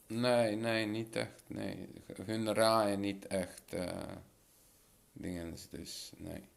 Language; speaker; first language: Dutch; non-native, local second language; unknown